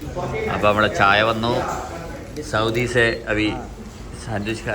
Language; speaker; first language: Hindi; non-native, local second language; Malayalam